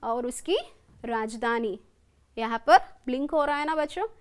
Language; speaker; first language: Hindi; non-native, local second language; Kannada